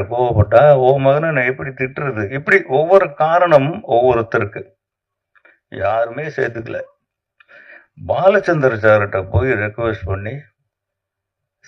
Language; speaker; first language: Tamil; native; Tamil